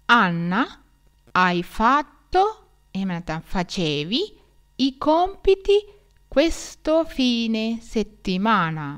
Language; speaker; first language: Italian; non-native, fluent; Sinhala